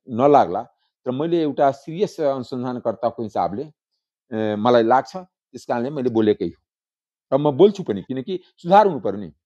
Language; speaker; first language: Nepali; non-native, local second language; Maithili